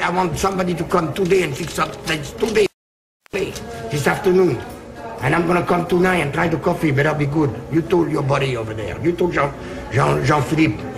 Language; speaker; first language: English; non-native, fluent; French